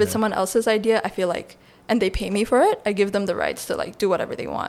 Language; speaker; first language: English; non-native, local second language; Chinese